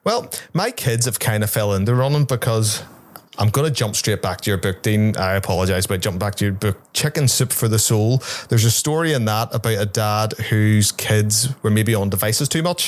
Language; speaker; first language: English; native; English